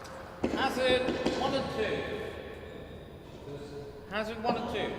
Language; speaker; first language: English; native; English